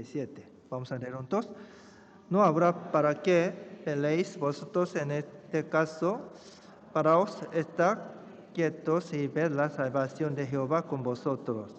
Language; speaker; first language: Spanish; non-native, fluent; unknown